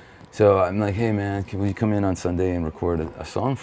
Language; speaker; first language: English; native; English